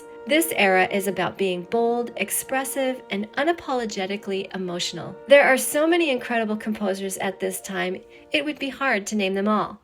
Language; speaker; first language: English; native; English